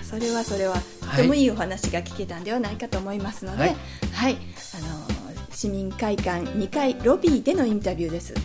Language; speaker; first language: Japanese; native; Japanese